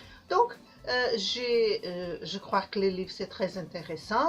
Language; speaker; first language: French; non-native, learner; Portuguese